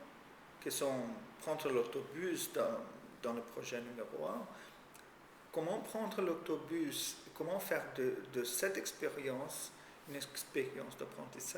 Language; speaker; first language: French; non-native, fluent; Portuguese